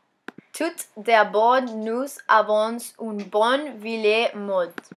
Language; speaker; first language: French; non-native, learner; English